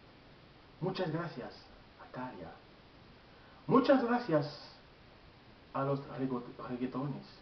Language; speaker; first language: Spanish; non-native, learner; Haitian Creole